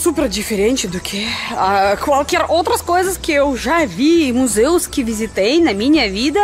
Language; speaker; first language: Portuguese; non-native, fluent; Russian